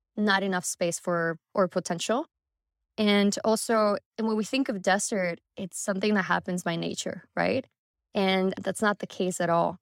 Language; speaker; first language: English; early bilingual, other home language; Spanish